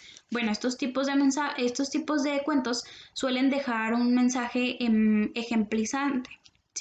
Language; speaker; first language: Spanish; native; Spanish